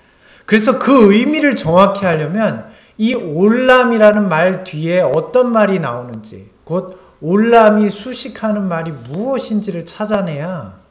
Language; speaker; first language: Korean; native; Korean